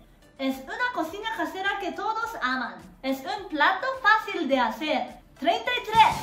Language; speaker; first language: Spanish; non-native, fluent; Japanese